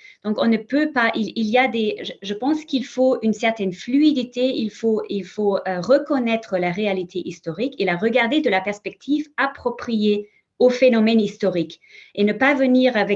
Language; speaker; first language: French; non-native, fluent; German